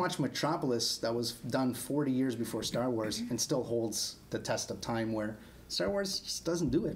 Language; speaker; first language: English; native; English